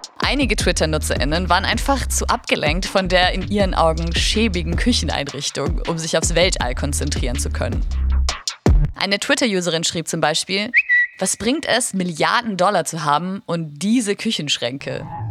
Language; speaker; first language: German; native; German